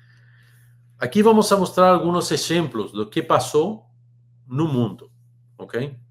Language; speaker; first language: Portuguese; non-native, fluent; Spanish